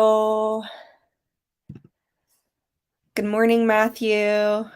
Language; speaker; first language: English; native; English